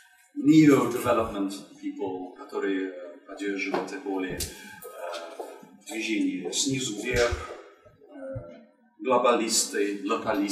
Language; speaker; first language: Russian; non-native, fluent; English